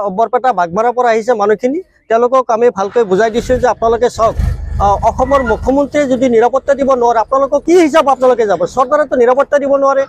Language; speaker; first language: Assamese; non-native, local second language; Bangla